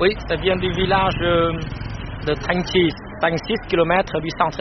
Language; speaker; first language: French; non-native, local second language; Vietnamese